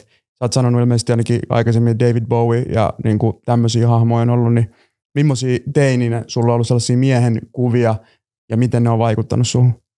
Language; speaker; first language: Finnish; native; Finnish